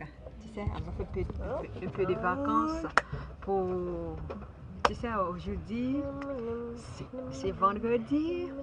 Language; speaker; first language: French; non-native, learner; Haitian Creole